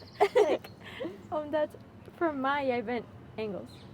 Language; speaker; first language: Dutch; non-native, learner; English